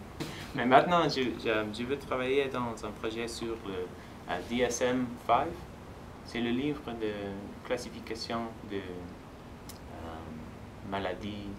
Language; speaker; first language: French; non-native, fluent; Spanish